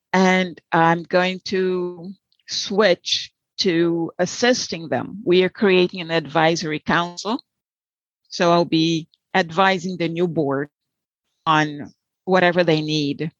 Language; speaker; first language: English; non-native, fluent; Portuguese